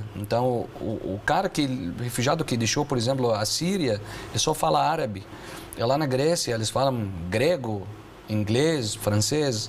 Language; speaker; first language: Portuguese; non-native, fluent; Arabic